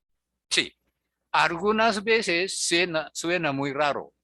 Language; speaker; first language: Spanish; non-native, fluent; Japanese